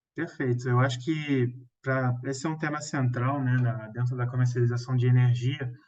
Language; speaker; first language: Portuguese; non-native, fluent; French